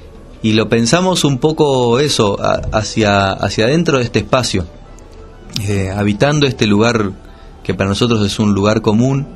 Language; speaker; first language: Spanish; native; Spanish